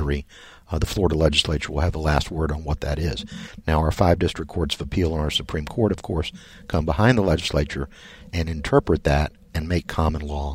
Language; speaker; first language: English; native; English